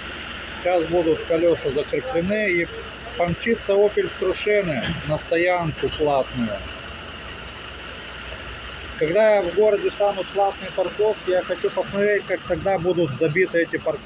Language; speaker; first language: Russian; native; Russian